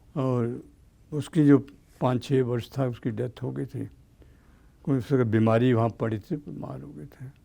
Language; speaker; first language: Urdu; non-native, local second language; Punjabi